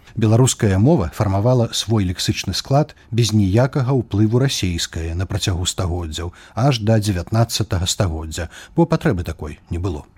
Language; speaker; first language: Belarusian; native; Belarusian